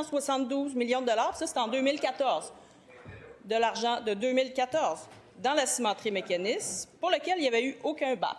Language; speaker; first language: French; native; French